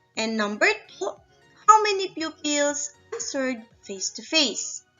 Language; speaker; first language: English; non-native, local second language; Filipino